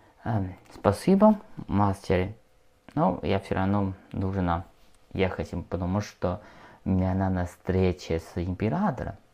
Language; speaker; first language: Russian; non-native, learner; Chinese